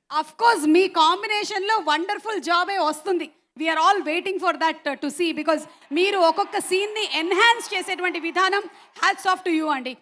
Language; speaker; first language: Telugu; native; Telugu